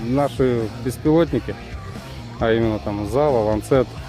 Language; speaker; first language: Russian; native; Russian